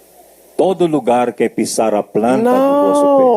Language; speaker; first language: Portuguese; native; Portuguese